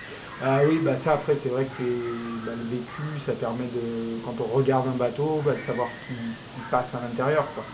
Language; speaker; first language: French; native; French